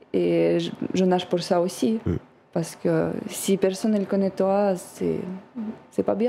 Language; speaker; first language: French; non-native, learner; Russian